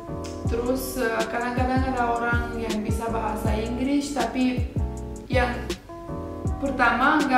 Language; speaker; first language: Indonesian; non-native, fluent; Romanian